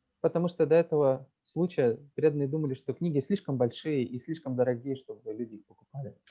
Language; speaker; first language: Russian; native; Russian